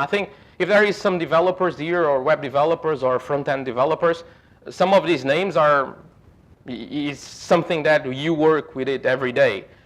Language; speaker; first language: English; non-native, fluent; Portuguese